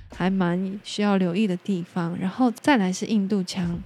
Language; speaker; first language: Chinese; non-native, local second language; Min Nan Chinese